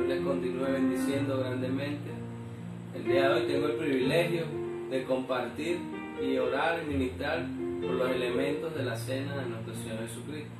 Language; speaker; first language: Spanish; native; Spanish